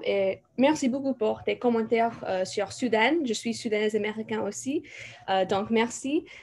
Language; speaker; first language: French; non-native, fluent; English